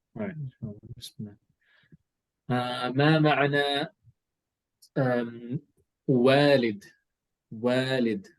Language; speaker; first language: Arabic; non-native, fluent; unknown